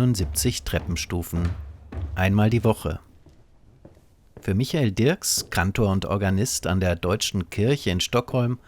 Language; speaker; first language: German; native; German